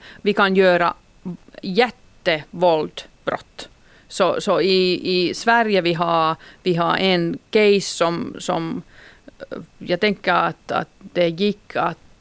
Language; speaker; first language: Swedish; non-native, local second language; Finnish